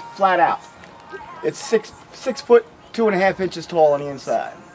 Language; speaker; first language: English; native; English